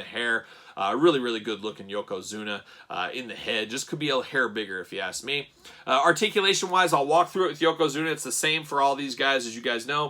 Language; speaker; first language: English; native; English